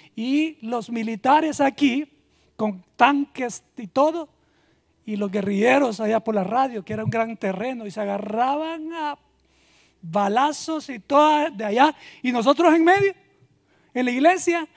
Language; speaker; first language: Spanish; native; Spanish